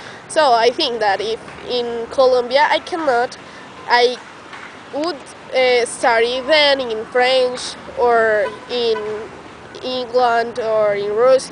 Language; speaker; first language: English; non-native, learner; Spanish